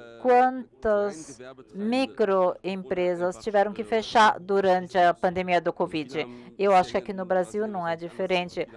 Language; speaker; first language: Portuguese; non-native, learner; German